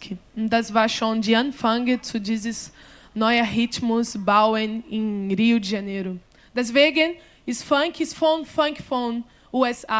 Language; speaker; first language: German; non-native, learner; Portuguese